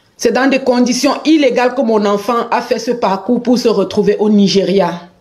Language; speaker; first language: French; non-native, local second language; Lingala